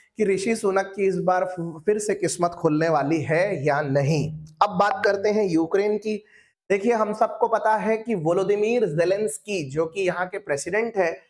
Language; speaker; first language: Hindi; non-native, local second language; Marathi